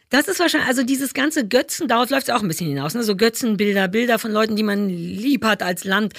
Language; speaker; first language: German; native; German